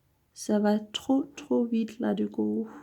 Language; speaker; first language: French; native; French